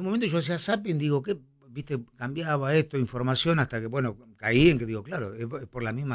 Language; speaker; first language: Spanish; native; Spanish